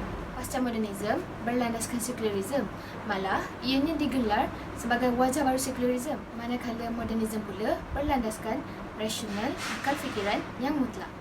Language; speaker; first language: Malay; native; Malay